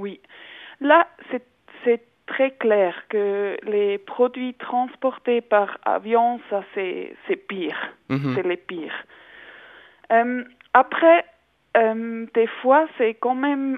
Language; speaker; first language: French; non-native, local second language; German